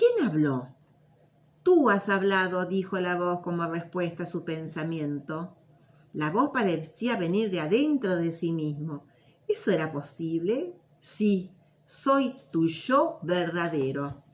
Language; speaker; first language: Spanish; native; Spanish